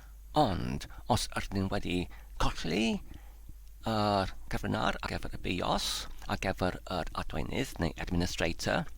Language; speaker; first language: Welsh; non-native, learner; Polish